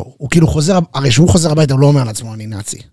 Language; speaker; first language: Hebrew; native; Hebrew